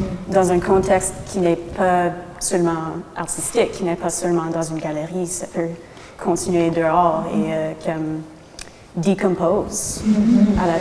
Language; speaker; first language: French; non-native, local second language; English